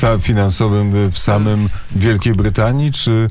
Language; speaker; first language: Polish; native; Polish